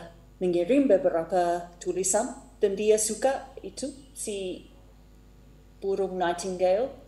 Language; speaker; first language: Indonesian; non-native, fluent; English